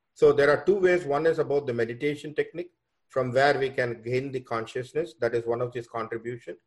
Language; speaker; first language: English; non-native, local second language; Tamil